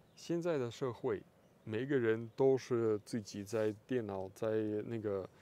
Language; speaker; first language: Chinese; non-native, fluent; Russian